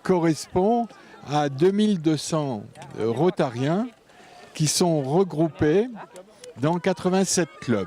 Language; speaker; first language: French; native; French